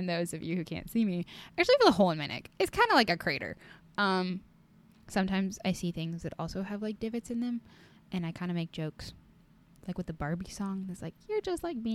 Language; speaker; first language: English; native; English